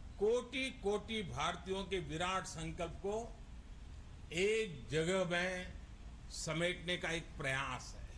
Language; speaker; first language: Hindi; non-native, local second language; Gujarati